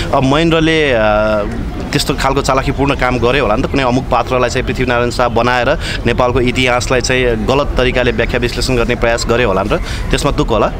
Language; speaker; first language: Nepali; native; Nepali